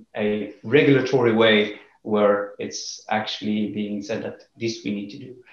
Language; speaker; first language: English; non-native, fluent; Swedish